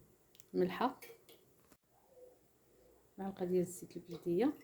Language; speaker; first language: Arabic; native; Arabic